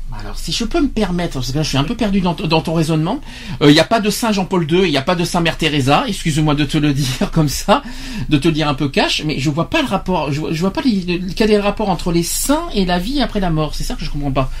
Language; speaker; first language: French; native; French